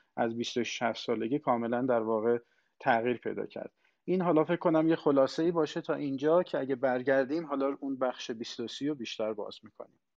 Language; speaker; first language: Persian; non-native, local second language; Azerbaijani